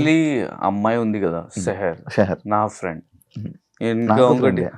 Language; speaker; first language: Telugu; non-native, local second language; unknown